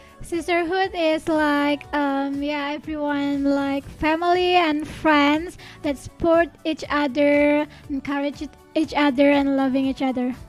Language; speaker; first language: English; non-native, learner; Indonesian